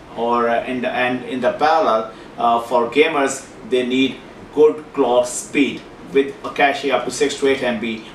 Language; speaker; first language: English; non-native, local second language; Urdu